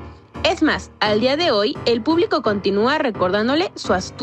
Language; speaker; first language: Spanish; native; Spanish